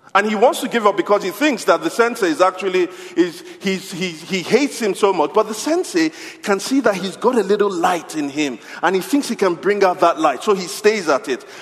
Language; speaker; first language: English; non-native, local second language; Yoruba